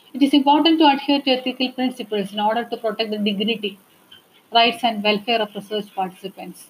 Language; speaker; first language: English; non-native, local second language; Malayalam